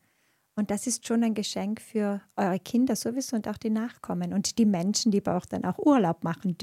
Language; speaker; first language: German; native; German